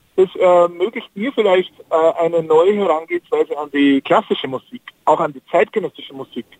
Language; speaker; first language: German; native; German